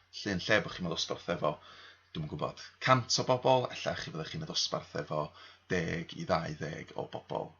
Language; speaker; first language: Welsh; native; Welsh